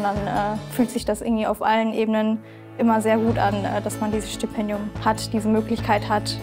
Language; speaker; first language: German; native; German